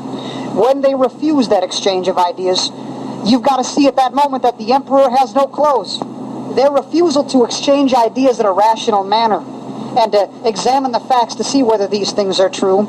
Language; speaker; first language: English; native; English